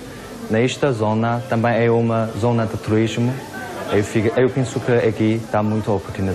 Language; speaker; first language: Portuguese; non-native, learner; Korean